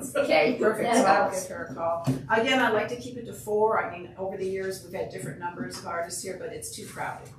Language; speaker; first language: English; native; English